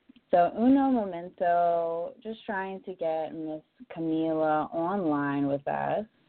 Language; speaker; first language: English; native; English